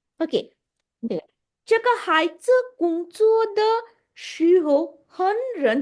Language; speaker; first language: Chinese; non-native, learner; Hindi